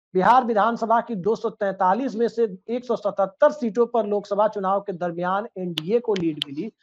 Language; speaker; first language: Hindi; native; Hindi